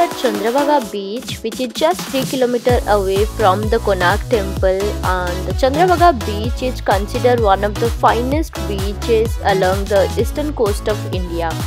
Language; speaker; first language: English; non-native, local second language; Odia